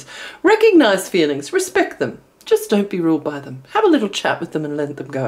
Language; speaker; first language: English; native; English